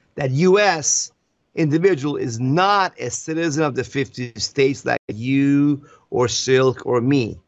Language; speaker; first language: English; non-native, fluent; Persian